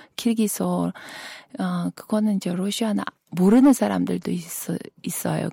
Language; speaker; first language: Korean; non-native, fluent; Kyrgyz